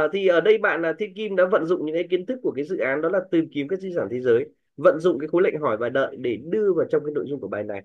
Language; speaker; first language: Vietnamese; native; Vietnamese